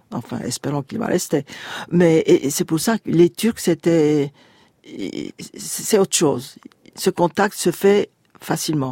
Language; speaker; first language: French; non-native, fluent; Turkish